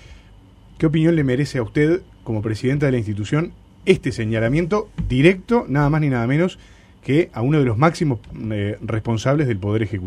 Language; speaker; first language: Spanish; native; Spanish